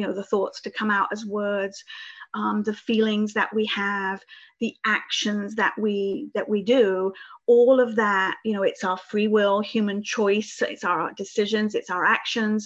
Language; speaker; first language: English; native; English